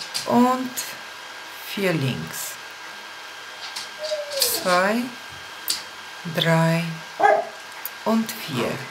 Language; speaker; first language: German; non-native, fluent; Polish